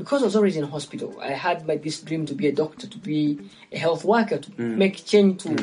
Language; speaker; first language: English; non-native, local second language; Ganda